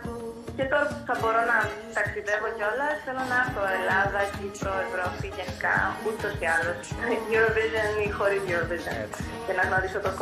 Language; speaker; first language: Greek; early bilingual, heritage; Greek